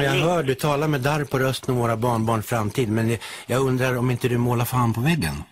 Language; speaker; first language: Swedish; native; Swedish